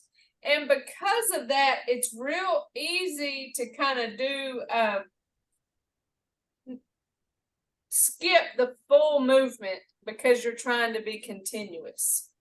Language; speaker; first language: English; native; English